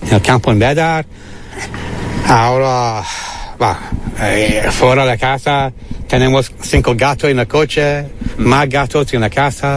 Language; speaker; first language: Spanish; non-native, learner; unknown